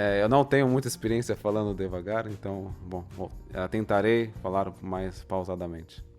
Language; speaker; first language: Portuguese; native; Portuguese